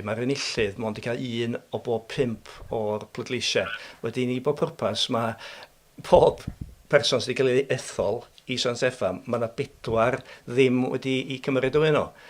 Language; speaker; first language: Welsh; native; Welsh